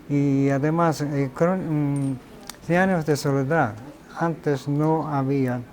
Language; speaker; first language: Spanish; non-native, fluent; Japanese